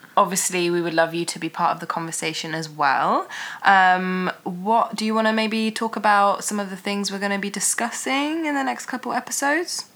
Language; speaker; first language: English; native; English